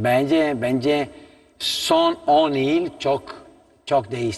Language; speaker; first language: Turkish; non-native, learner; Italian